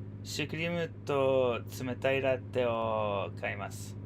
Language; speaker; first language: Japanese; non-native, learner; English